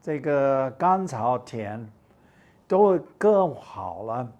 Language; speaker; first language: Chinese; non-native, fluent; English